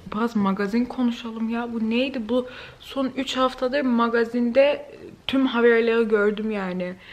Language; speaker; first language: Turkish; early bilingual, heritage; Turkish